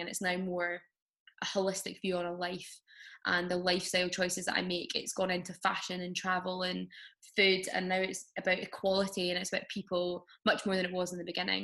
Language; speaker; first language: English; native; English